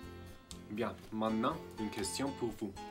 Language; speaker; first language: French; non-native, learner; Spanish